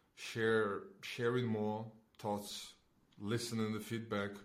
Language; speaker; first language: English; non-native, fluent; Belarusian